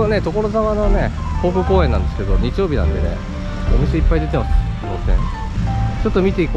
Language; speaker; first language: Japanese; native; Japanese